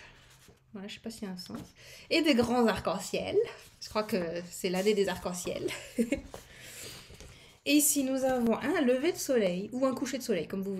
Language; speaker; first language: French; native; French